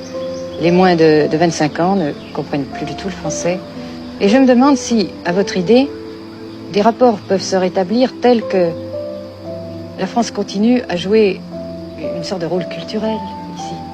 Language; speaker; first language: French; native; French